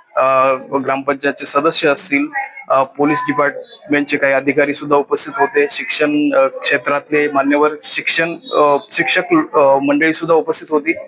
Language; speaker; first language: Marathi; native; Marathi